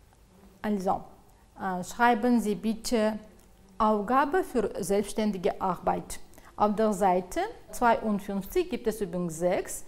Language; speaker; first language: German; non-native, fluent; Uzbek